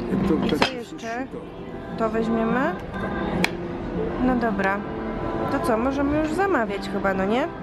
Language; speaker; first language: Polish; native; Polish